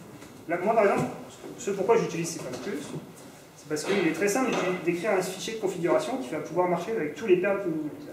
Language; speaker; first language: French; native; French